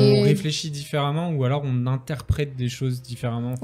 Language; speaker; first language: French; native; French